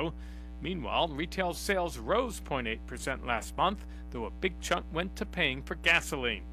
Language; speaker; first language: English; native; English